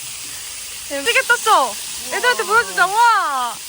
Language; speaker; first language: Korean; native; Korean